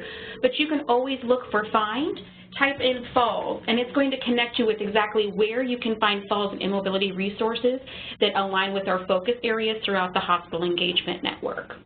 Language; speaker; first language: English; native; English